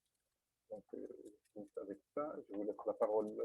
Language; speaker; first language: French; non-native, fluent; Spanish